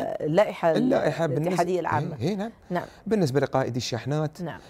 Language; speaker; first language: Arabic; native; Arabic